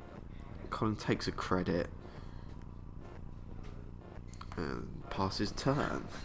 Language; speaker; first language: English; native; English